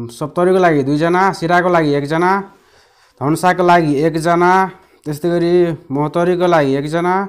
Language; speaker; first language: Nepali; non-native, local second language; Maithili